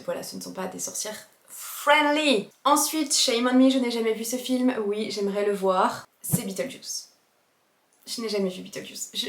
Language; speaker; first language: French; native; French